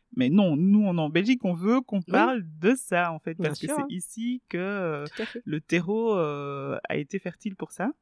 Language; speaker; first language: French; non-native, fluent; Swahili